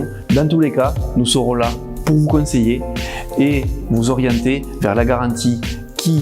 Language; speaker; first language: French; native; French